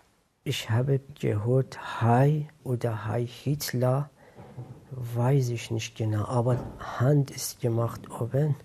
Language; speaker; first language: German; non-native, learner; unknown